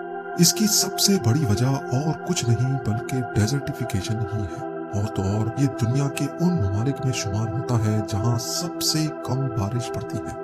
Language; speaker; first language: Urdu; native; Urdu